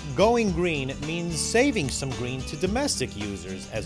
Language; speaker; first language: English; native; English